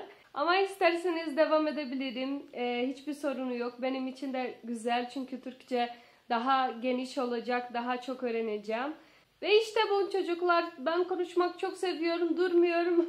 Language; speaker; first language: Turkish; non-native, learner; Portuguese